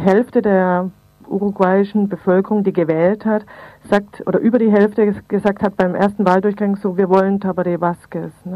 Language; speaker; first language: German; native; German